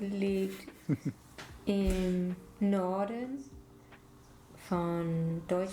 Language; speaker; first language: German; non-native, learner; English